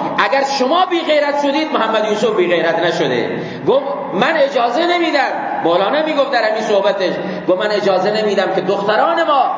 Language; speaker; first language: Persian; non-native, local second language; Baluchi